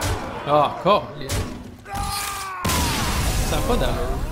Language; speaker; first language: French; native; French